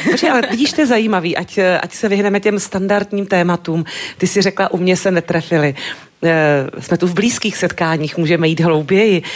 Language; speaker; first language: Czech; native; Czech